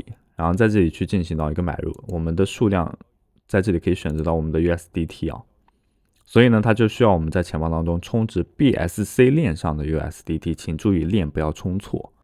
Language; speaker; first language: Chinese; native; Chinese